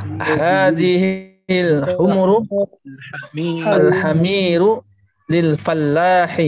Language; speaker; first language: Arabic; non-native, learner; Indonesian